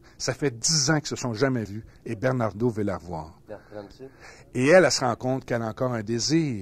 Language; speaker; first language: French; native; French